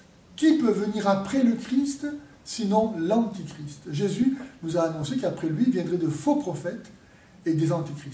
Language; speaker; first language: French; native; French